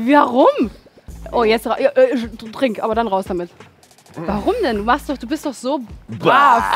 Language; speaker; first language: German; native; German